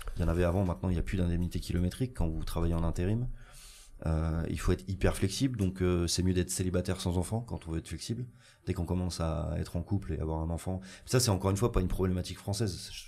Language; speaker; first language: French; native; French